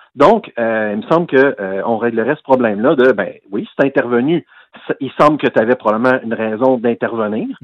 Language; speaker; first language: French; native; French